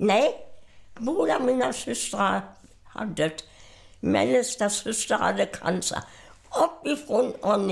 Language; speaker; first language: Swedish; non-native, fluent; German